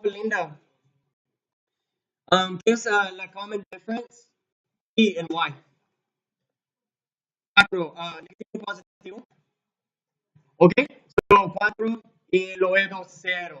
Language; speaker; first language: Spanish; non-native, learner; English